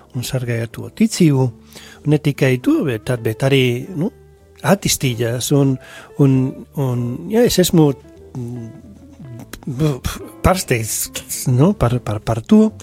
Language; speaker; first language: Latvian; non-native, fluent; Spanish